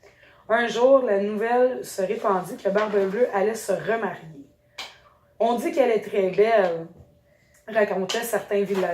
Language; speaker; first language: French; native; French